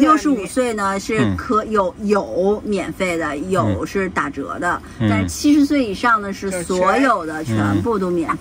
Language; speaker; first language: Chinese; native; Chinese